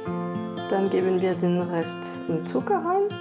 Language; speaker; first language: German; non-native, fluent; French